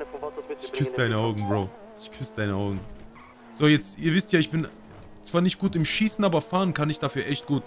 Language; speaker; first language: German; early bilingual, other home language; Turkish